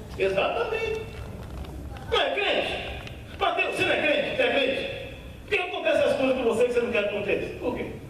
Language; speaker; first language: Portuguese; native; Portuguese